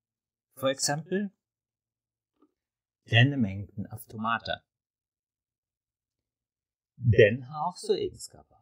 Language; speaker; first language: Norwegian; non-native, fluent; German